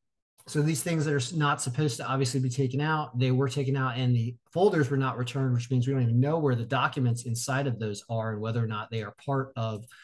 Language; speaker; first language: English; native; English